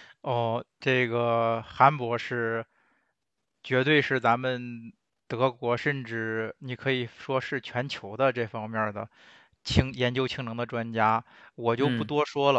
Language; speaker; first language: Chinese; native; Chinese